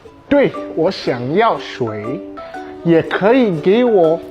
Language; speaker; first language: Chinese; non-native, learner; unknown